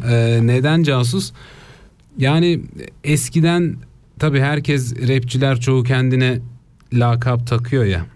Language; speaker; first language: Turkish; early bilingual, heritage; Turkish